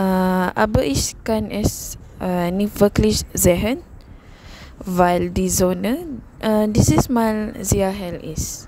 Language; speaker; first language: German; non-native, learner; Malay